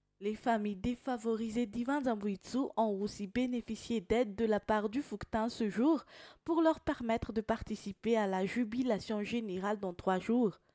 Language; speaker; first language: French; non-native, local second language; Malagasy